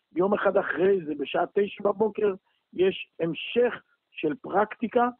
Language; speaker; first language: Hebrew; native; Hebrew